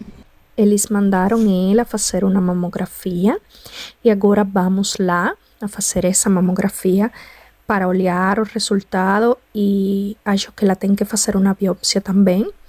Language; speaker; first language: Portuguese; non-native, fluent; Spanish